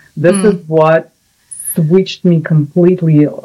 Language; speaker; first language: English; non-native, fluent; Russian